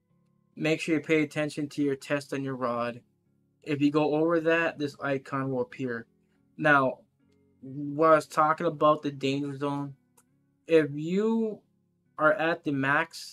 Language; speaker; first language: English; native; English